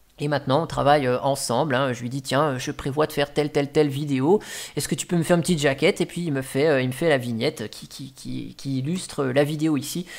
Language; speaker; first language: French; native; French